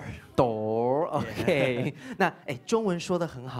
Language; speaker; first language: Chinese; native; Chinese